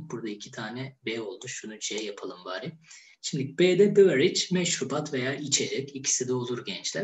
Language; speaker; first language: Turkish; native; Turkish